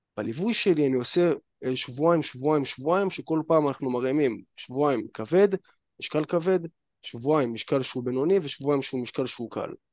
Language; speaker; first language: Hebrew; native; Hebrew